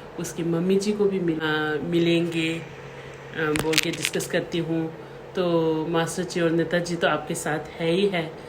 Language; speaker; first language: Hindi; non-native, local second language; Tibetan